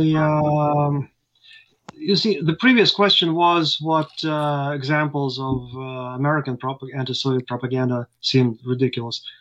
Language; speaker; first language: English; non-native, fluent; Ukrainian